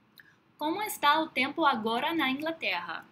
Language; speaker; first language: Portuguese; non-native, fluent; English